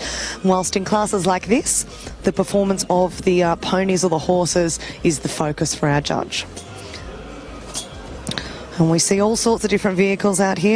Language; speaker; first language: English; native; English